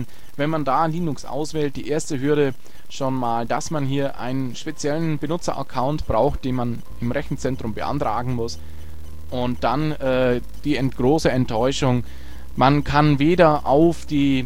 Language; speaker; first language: German; native; German